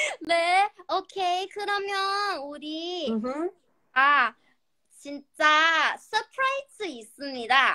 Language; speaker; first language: Korean; non-native, learner; Thai